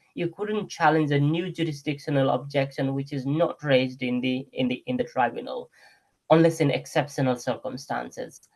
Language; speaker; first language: English; non-native, local second language; Nepali